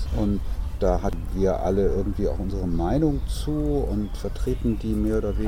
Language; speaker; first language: German; native; German